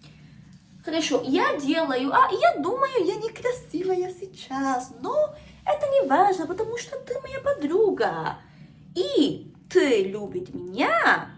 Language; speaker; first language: Russian; non-native, learner; Spanish